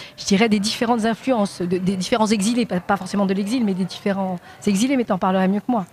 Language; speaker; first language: French; native; French